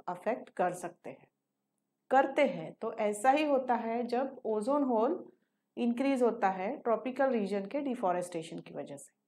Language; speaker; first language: Hindi; non-native, local second language; Marathi